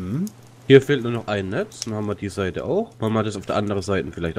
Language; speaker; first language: German; native; German